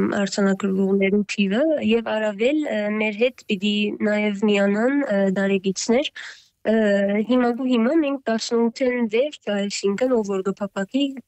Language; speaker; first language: Armenian; early bilingual, heritage; Armenian